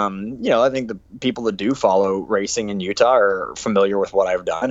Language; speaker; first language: English; native; English